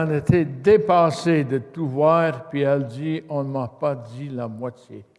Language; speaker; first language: French; native; French